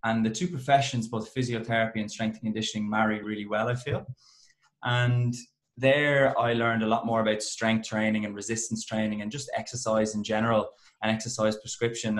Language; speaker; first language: English; native; English